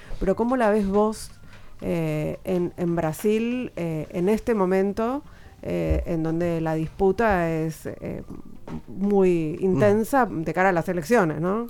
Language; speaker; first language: Spanish; native; Spanish